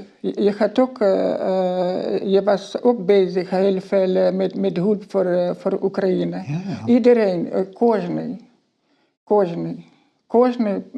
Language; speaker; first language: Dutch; non-native, learner; Ukrainian